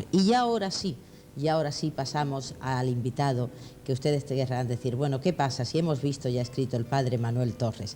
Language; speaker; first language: Spanish; native; Spanish